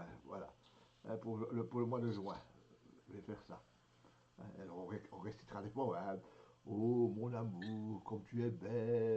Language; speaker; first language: French; native; French